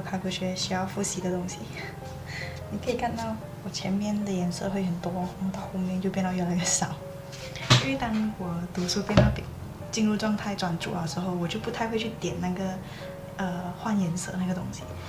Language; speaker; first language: Chinese; native; Chinese